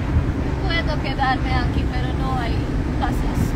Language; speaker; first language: Spanish; non-native, learner; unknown